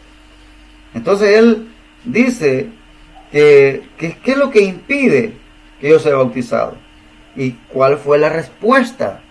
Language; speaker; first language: Spanish; native; Spanish